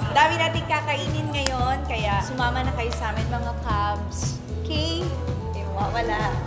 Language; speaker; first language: Filipino; native; Filipino